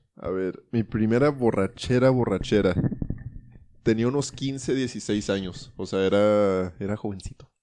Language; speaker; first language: Spanish; early bilingual, heritage; Spanish